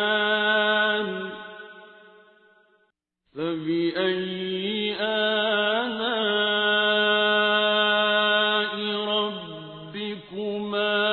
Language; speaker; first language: Arabic; native; Arabic